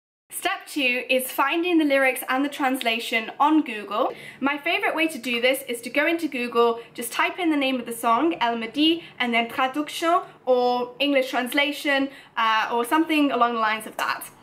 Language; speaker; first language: English; native; English